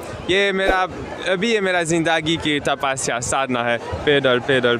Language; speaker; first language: Hindi; non-native, learner; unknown